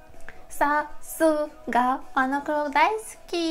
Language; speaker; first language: Japanese; non-native, learner; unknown